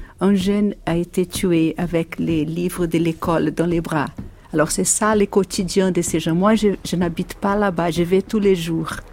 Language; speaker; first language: French; non-native, fluent; Portuguese